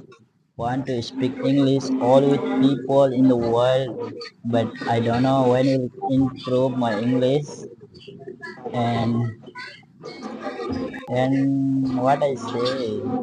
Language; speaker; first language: English; non-native, learner; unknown